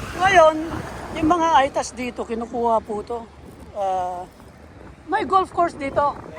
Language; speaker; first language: Filipino; native; Filipino